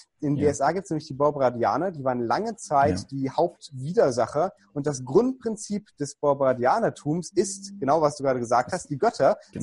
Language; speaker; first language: German; native; German